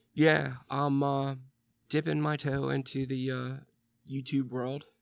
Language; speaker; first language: English; native; English